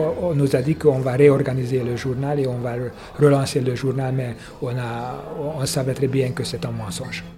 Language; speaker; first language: French; non-native, fluent; Hungarian